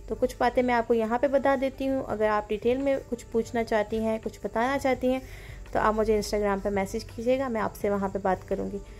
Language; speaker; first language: Urdu; native; Urdu